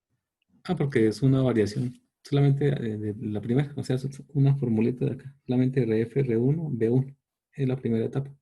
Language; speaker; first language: Spanish; native; Spanish